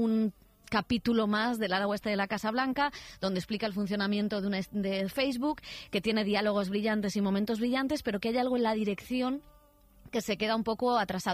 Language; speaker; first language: Spanish; native; Spanish